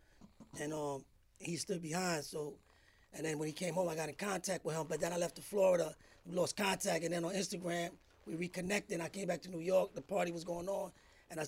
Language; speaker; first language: English; early bilingual, other home language; Spanish